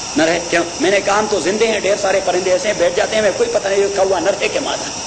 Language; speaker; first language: Urdu; non-native, local second language; Pashto